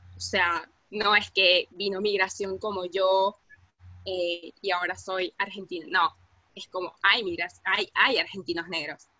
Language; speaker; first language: Spanish; native; Spanish